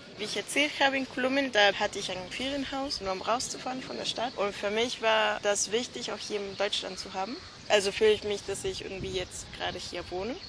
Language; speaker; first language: German; early bilingual, heritage; German